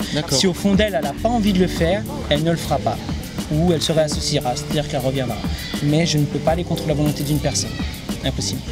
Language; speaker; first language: French; native; French